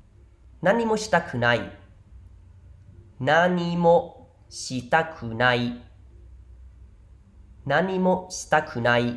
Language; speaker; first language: Japanese; non-native, fluent; Khmer